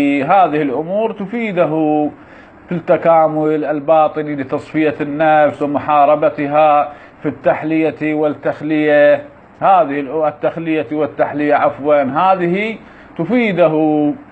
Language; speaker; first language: Arabic; native; Arabic